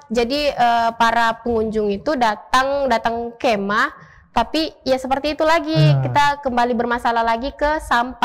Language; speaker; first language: Indonesian; native; Indonesian